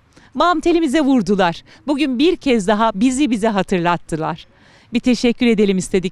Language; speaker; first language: Turkish; native; Turkish